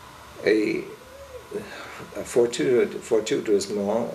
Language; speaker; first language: French; non-native, fluent; English